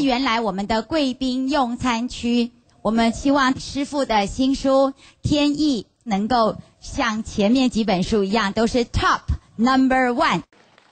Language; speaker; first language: Chinese; native; Chinese